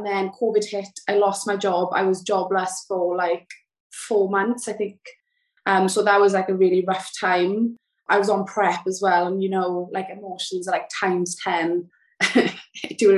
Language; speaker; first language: English; native; English